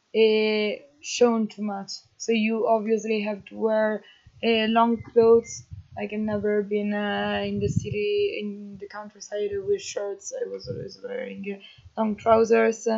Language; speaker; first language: English; non-native, fluent; Italian